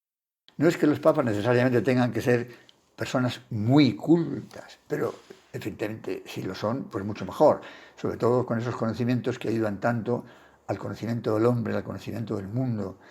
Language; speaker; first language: Spanish; native; Spanish